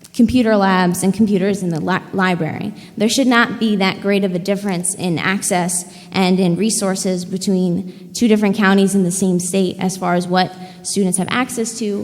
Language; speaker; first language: English; native; English